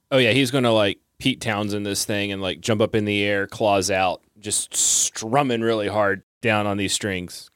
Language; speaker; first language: English; native; English